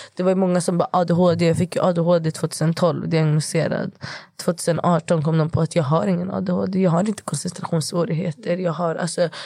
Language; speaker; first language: Swedish; early bilingual, other home language; Kurdish